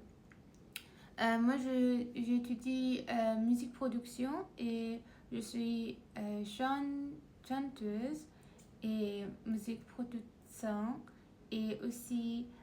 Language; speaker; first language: French; non-native, learner; Persian